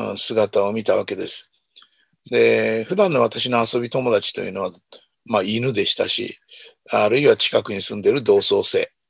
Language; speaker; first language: Japanese; native; Japanese